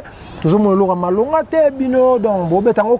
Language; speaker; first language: French; non-native, local second language; Lingala